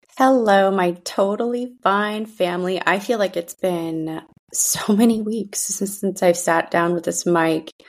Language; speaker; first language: English; early bilingual, other home language; Russian